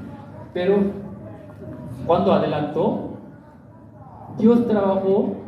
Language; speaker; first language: Spanish; non-native, learner; Korean